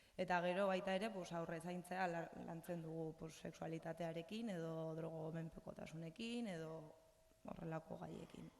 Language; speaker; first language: Basque; non-native, local second language; Spanish